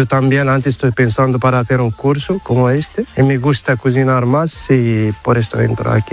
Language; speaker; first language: Spanish; non-native, learner; Arabic